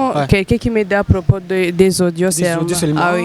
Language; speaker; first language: French; non-native, local second language; Rundi